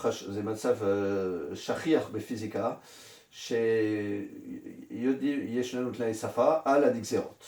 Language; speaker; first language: Hebrew; non-native, fluent; French